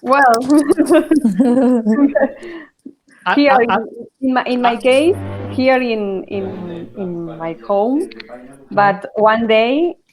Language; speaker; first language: English; non-native, learner; Spanish